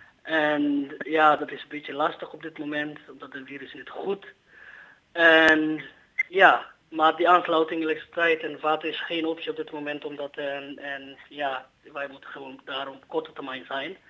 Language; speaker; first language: Dutch; non-native, learner; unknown